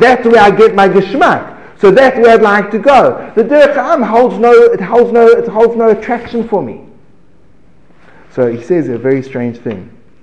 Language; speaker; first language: English; native; English